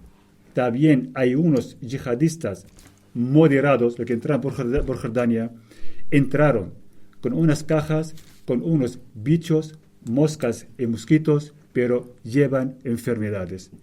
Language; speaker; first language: Spanish; non-native, fluent; Arabic